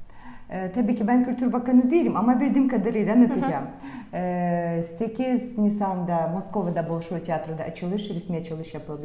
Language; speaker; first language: Turkish; non-native, fluent; Russian